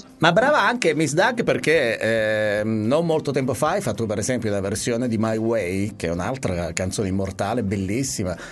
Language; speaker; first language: Italian; native; Italian